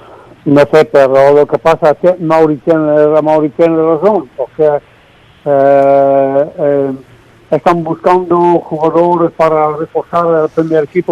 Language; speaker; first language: Spanish; non-native, fluent; Dutch